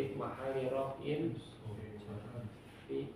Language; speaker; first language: Arabic; non-native, learner; Indonesian